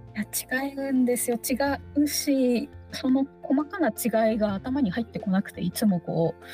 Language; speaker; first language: Japanese; native; Japanese